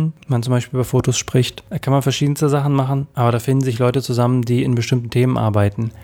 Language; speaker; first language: German; native; German